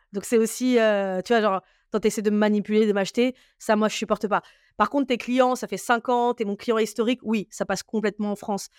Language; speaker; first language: French; native; French